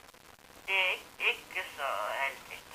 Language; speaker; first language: Danish; non-native, local second language; Faroese